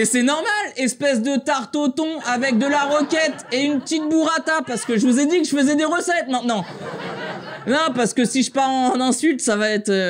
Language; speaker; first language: French; native; French